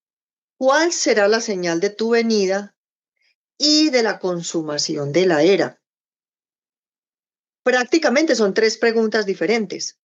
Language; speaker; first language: Spanish; native; Spanish